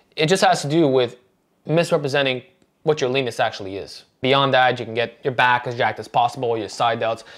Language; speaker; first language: English; native; English